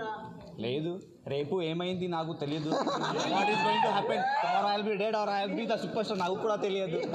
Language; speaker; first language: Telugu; non-native, learner; Hindi